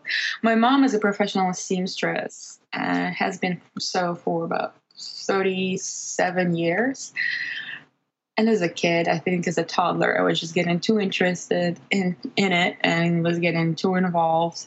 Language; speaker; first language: English; non-native, fluent; Russian